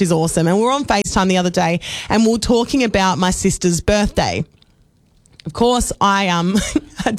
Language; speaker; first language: English; native; English